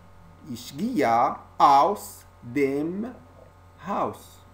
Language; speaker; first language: German; non-native, learner; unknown